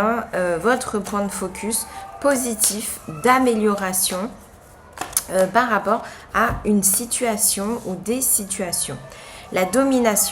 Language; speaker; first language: French; native; French